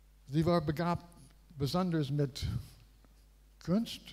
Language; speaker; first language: German; non-native, learner; English